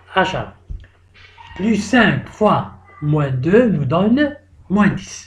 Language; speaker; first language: French; non-native, local second language; Arabic